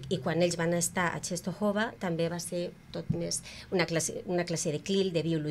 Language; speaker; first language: Catalan; native; Catalan